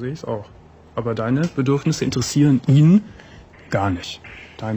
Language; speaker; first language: German; native; German